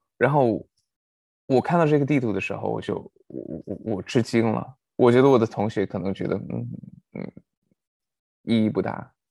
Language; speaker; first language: Chinese; non-native, fluent; English